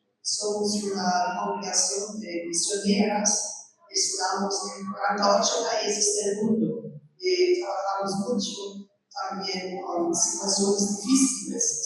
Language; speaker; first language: Spanish; non-native, fluent; German